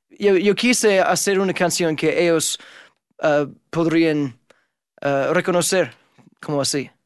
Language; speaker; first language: Spanish; non-native, fluent; English